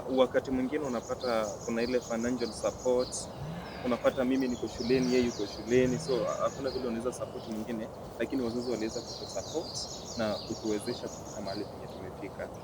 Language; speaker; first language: Swahili; non-native, local second language; Luyia